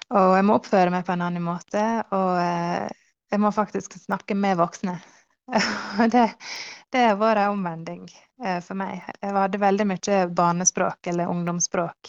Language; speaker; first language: Norwegian; early bilingual, heritage; Norwegian